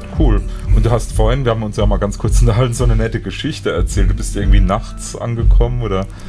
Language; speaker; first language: German; native; German